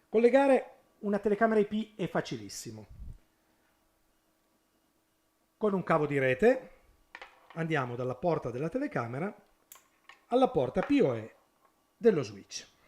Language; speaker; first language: Italian; native; Italian